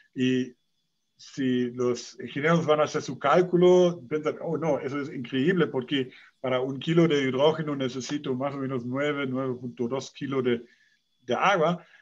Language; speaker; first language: Spanish; non-native, fluent; German